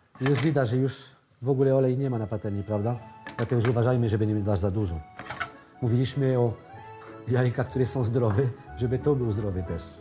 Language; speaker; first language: Polish; non-native, learner; French